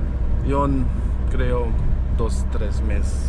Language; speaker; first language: Spanish; non-native, learner; German